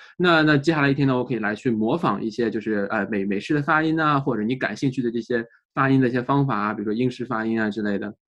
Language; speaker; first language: Chinese; native; Chinese